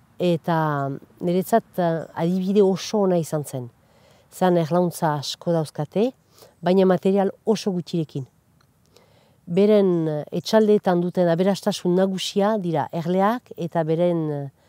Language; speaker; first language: Basque; native; Basque